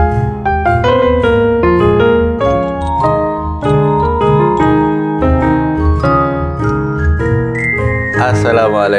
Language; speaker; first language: English; non-native, local second language; Malay